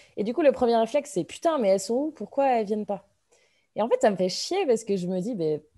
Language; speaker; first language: French; native; French